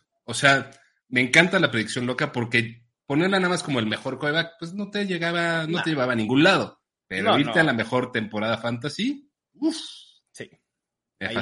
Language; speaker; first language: Spanish; native; Spanish